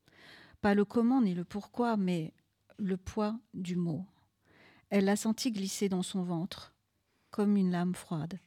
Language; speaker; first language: French; native; French